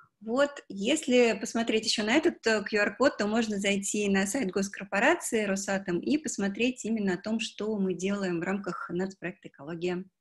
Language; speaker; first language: Russian; native; Russian